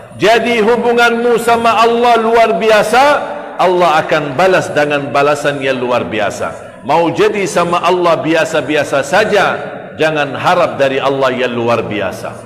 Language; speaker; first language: Malay; non-native, fluent; Arabic